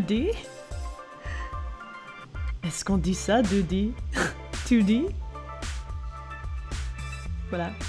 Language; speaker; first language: French; non-native, learner; Dutch